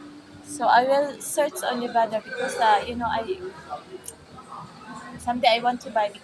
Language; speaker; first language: English; non-native, local second language; Filipino